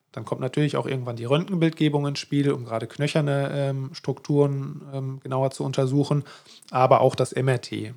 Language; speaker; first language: German; native; German